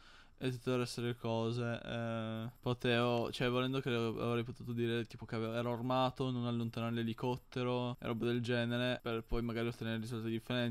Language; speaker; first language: Italian; native; Italian